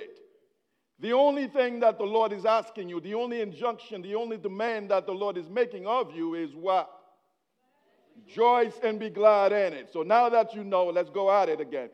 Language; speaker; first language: English; non-native, fluent; Haitian Creole